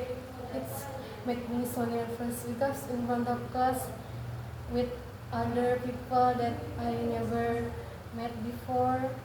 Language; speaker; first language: English; non-native, learner; Indonesian